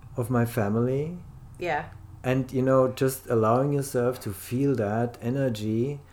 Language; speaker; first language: English; non-native, fluent; German